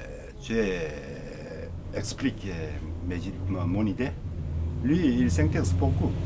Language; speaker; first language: French; non-native, learner; Korean